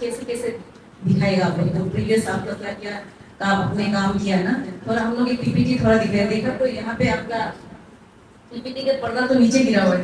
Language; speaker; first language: Hindi; non-native, local second language; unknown